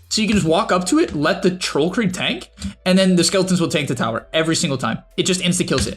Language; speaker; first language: English; native; English